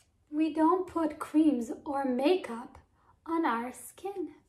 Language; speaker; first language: English; non-native, fluent; Hebrew